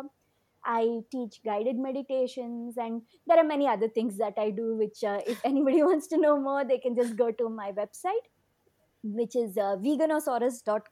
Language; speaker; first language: English; non-native, local second language; Kannada